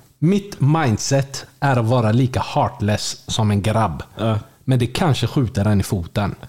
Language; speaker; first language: Swedish; early bilingual, other home language; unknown